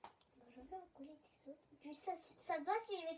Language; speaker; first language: French; native; French